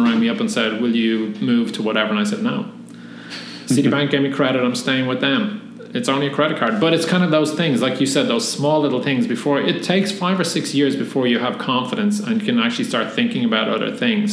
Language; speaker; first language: English; native; English